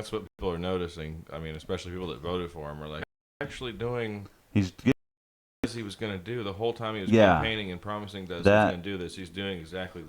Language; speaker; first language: English; native; English